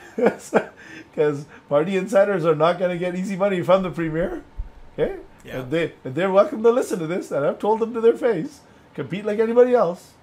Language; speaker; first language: English; native; English